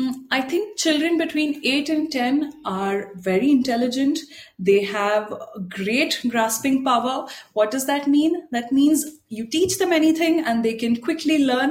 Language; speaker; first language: English; non-native, local second language; Tamil